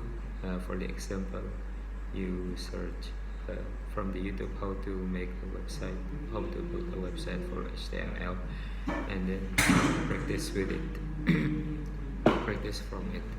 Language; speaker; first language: English; non-native, local second language; Indonesian